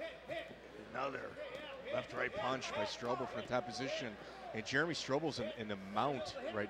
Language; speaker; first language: English; native; English